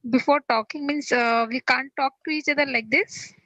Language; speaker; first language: English; non-native, learner; Hindi